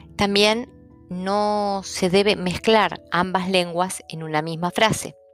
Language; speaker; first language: Spanish; early bilingual, other home language; Italian